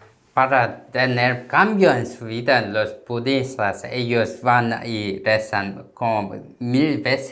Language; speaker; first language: Spanish; non-native, learner; Korean